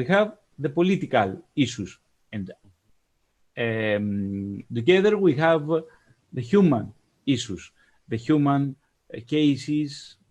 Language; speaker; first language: English; non-native, fluent; Greek